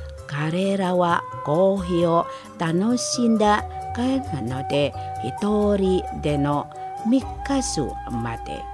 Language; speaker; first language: Japanese; non-native, fluent; Indonesian